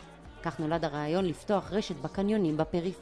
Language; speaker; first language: Hebrew; native; Hebrew